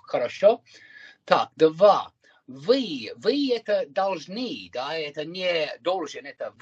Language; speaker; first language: Russian; non-native, learner; English